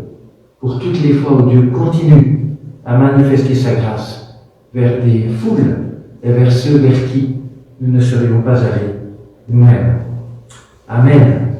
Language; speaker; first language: French; native; French